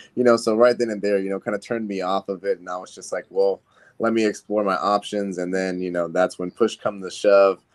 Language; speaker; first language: English; native; English